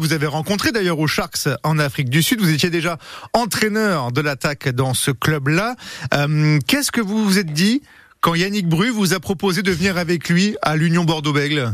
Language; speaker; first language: French; native; French